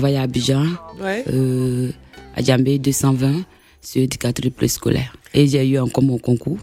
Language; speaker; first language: French; non-native, local second language; Mandingo